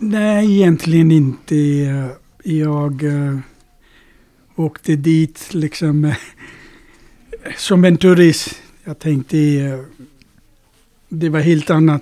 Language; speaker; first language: Swedish; non-native, fluent; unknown